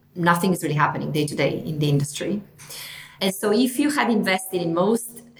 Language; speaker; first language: English; non-native, fluent; Italian